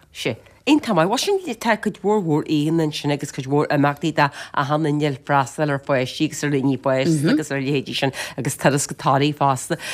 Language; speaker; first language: Irish; native; Irish